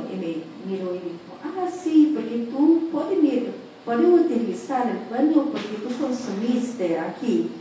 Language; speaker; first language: Spanish; non-native, fluent; Portuguese